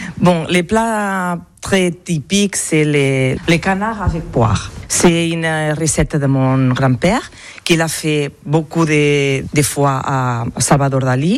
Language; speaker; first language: French; non-native, learner; Catalan